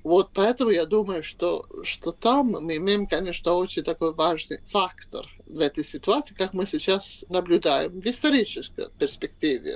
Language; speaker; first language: Russian; non-native, fluent; Swedish